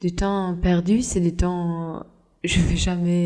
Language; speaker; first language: French; non-native, fluent; Norwegian